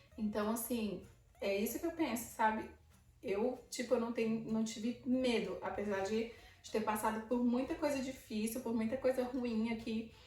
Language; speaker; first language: Portuguese; native; Portuguese